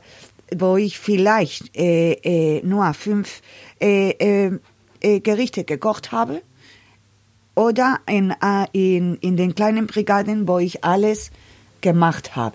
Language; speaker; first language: German; non-native, learner; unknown